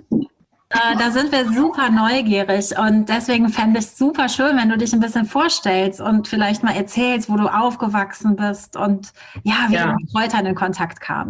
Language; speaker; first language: German; native; German